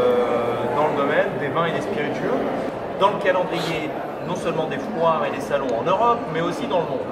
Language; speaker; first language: French; native; French